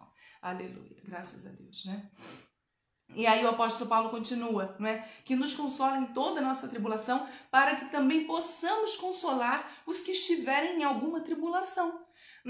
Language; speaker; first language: Portuguese; native; Portuguese